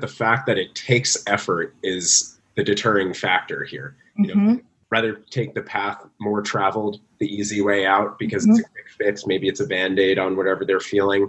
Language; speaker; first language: English; native; English